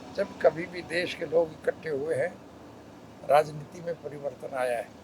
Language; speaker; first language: Hindi; native; Hindi